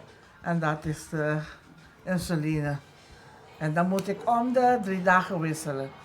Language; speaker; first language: Dutch; non-native, local second language; Papiamento